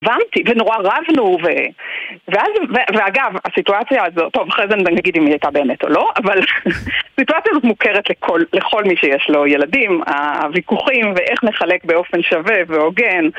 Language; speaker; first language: Hebrew; native; Hebrew